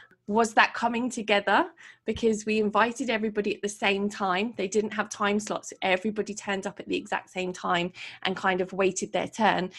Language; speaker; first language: English; native; English